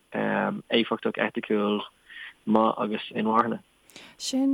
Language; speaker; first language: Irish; non-native, local second language; English